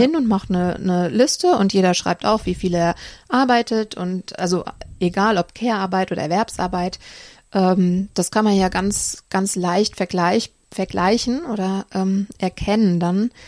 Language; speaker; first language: German; native; German